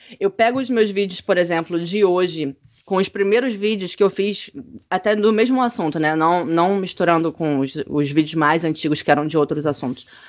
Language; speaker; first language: Portuguese; native; Portuguese